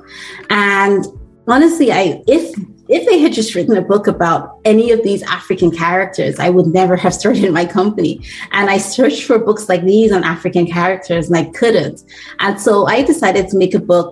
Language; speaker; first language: English; non-native, local second language; Bini